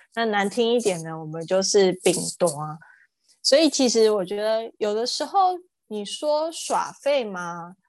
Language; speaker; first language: Chinese; native; Chinese